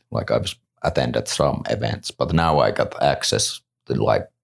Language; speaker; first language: English; non-native, fluent; Finnish